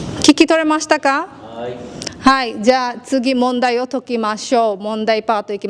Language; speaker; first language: Japanese; non-native, fluent; Bangla